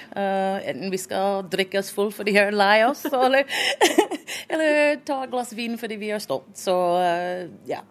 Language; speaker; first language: Norwegian; non-native, fluent; English